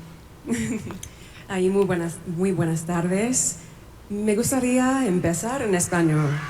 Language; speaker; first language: Spanish; non-native, learner; English